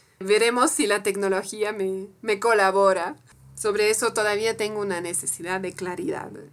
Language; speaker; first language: Spanish; non-native, fluent; French